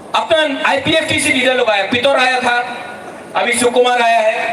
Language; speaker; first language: Hindi; non-native, local second language; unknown